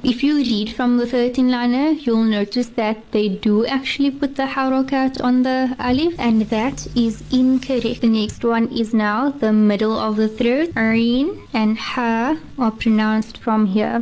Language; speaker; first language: English; native; English